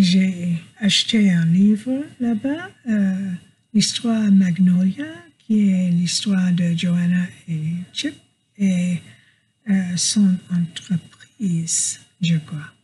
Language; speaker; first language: French; non-native, learner; English